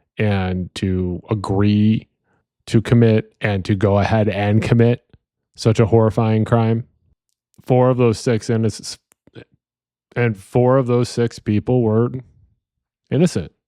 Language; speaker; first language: English; native; English